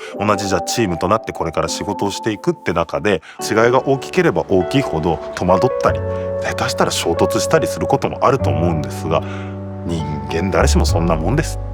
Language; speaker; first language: Japanese; native; Japanese